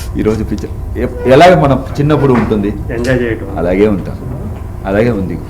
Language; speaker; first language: Telugu; non-native, learner; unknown